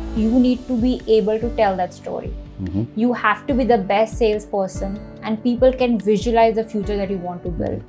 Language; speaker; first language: English; non-native, local second language; Hindi